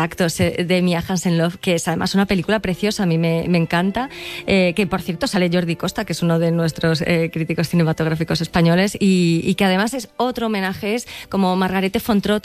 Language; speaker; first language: Spanish; native; Spanish